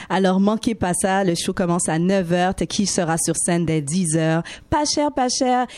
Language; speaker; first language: French; native; French